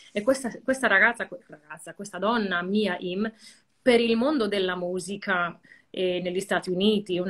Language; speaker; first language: Italian; non-native, fluent; English